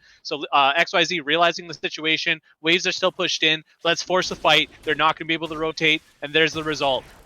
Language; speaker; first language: English; native; English